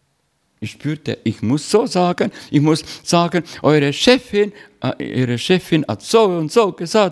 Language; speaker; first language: German; non-native, learner; Russian